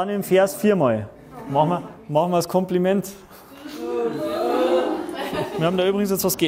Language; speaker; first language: German; native; German